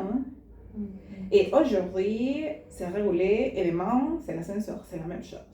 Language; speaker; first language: French; non-native, learner; Spanish